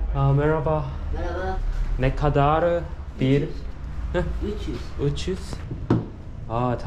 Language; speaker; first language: Turkish; non-native, learner; Korean